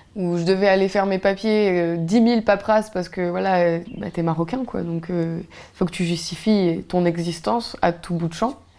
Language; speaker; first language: French; native; French